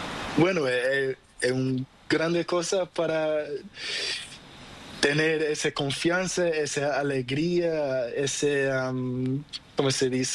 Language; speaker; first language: Spanish; non-native, learner; Portuguese